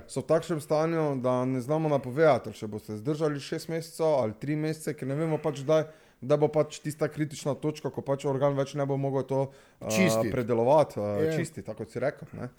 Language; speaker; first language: Slovenian; non-native, local second language; Serbian